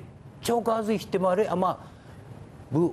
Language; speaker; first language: Turkish; non-native, learner; Japanese